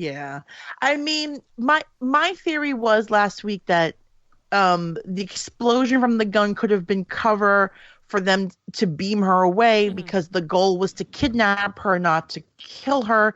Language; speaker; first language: English; native; English